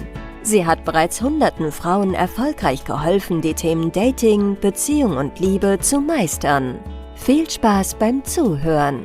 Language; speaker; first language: German; native; German